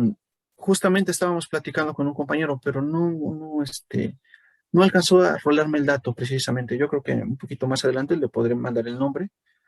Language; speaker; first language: Spanish; native; Spanish